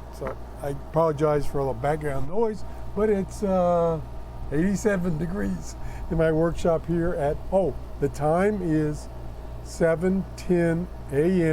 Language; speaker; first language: English; native; English